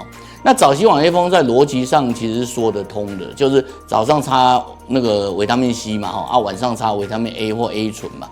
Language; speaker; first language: Chinese; native; Chinese